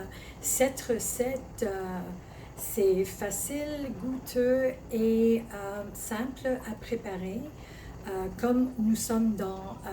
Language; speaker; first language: French; early bilingual, other home language; Italian